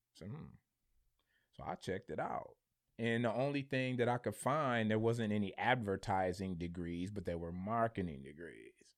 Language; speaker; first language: English; native; English